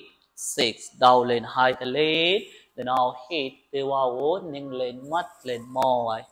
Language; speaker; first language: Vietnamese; non-native, learner; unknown